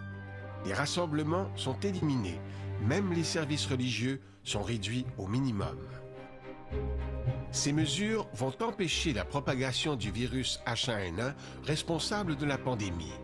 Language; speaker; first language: French; native; French